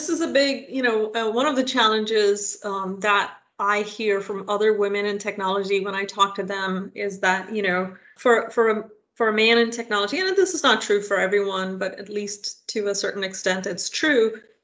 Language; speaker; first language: English; non-native, local second language; Hindi